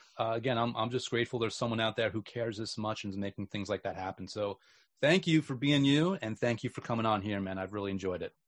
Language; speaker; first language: English; native; English